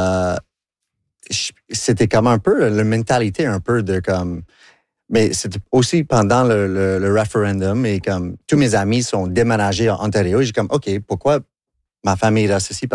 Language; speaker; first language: French; non-native, local second language; English